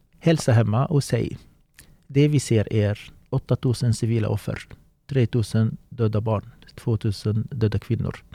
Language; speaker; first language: Swedish; early bilingual, other home language; Arabic